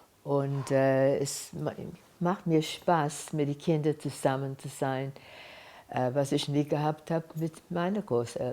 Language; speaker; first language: German; early bilingual, heritage; German